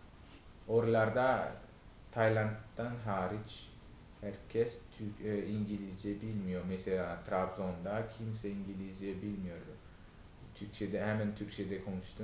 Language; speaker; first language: Turkish; non-native, fluent; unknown